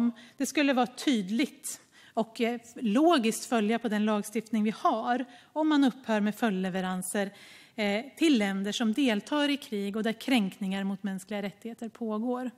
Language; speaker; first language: Swedish; native; Swedish